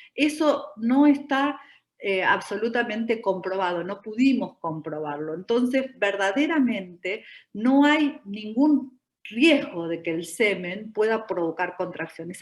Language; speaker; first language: Spanish; native; Spanish